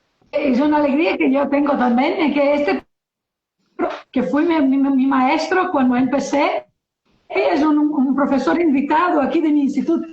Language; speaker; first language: Spanish; non-native, learner; Portuguese